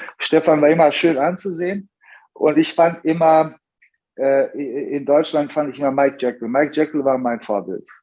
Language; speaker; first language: German; early bilingual, other home language; Serbian